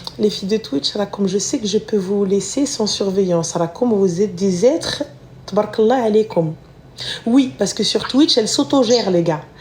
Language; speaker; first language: French; early bilingual, other home language; Arabic